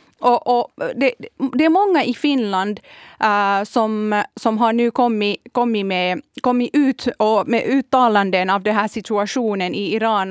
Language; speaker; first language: Swedish; non-native, fluent; Kurdish